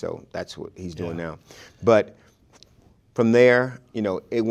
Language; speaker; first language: English; native; English